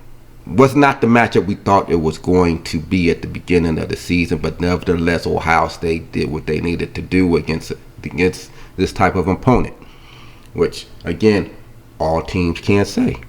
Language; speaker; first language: English; native; English